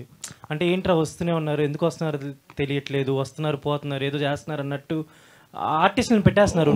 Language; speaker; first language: Telugu; native; Telugu